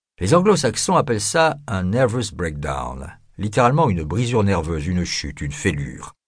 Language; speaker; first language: French; native; French